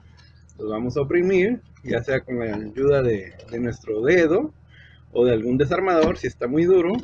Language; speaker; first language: Spanish; native; Spanish